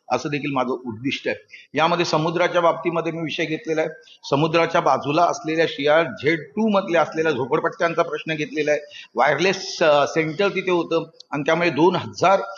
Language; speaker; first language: Marathi; native; Marathi